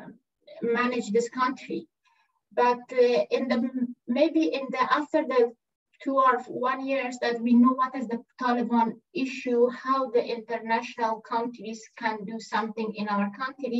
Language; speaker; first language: English; non-native, learner; Persian